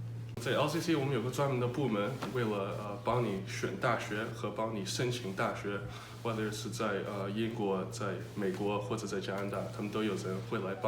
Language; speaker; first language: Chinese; early bilingual, heritage; Chinese